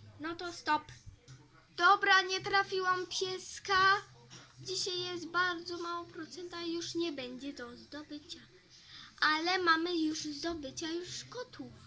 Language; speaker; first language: Polish; early bilingual, heritage; Polish